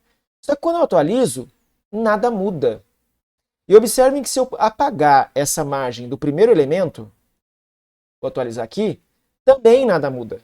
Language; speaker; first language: Portuguese; native; Portuguese